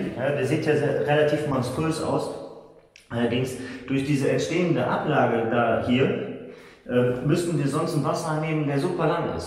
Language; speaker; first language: German; native; German